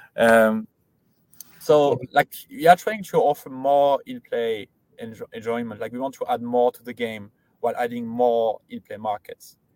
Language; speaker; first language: English; non-native, fluent; French